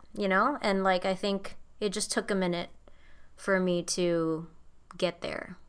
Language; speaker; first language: English; non-native, fluent; Indonesian